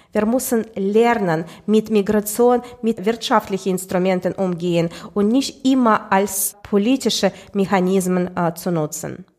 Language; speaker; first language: German; non-native, fluent; Russian